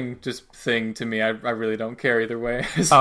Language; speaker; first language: English; native; English